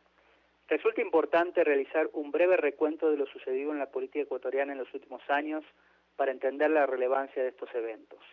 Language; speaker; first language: Spanish; native; Spanish